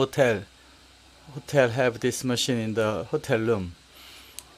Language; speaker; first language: English; non-native, learner; Korean